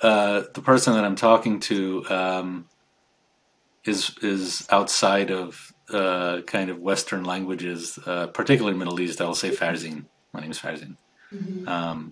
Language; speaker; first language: English; native; English